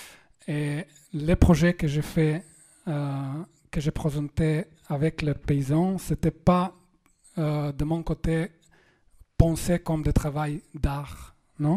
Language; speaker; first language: French; non-native, fluent; Slovenian